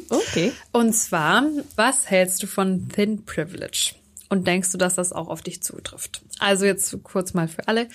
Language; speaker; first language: German; native; German